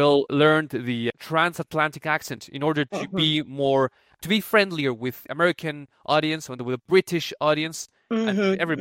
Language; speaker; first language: English; non-native, fluent; Spanish